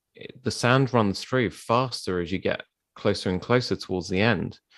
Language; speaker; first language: English; native; English